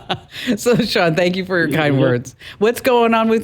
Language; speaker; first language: English; native; English